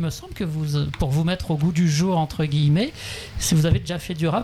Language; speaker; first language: French; native; French